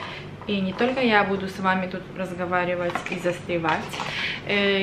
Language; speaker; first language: Russian; early bilingual, other home language; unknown